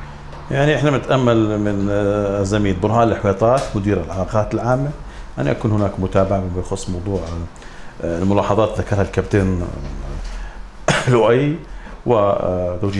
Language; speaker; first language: Arabic; native; Arabic